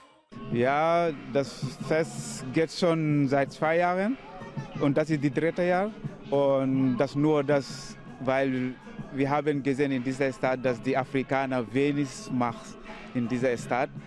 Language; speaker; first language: German; non-native, learner; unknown